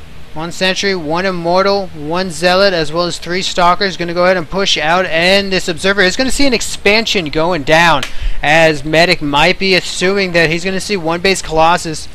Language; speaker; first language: English; native; English